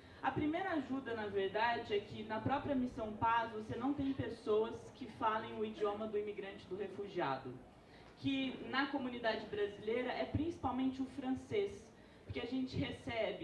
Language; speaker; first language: Portuguese; native; Portuguese